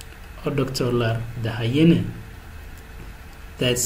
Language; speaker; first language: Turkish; non-native, fluent; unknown